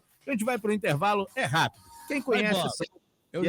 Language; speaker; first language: Portuguese; native; Portuguese